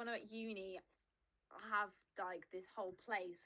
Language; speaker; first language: English; native; English